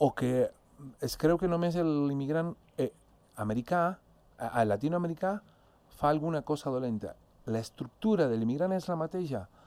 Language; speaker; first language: Catalan; non-native, fluent; Spanish